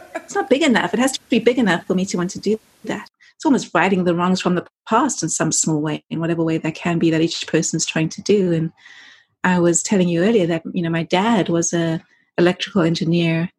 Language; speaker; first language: English; native; English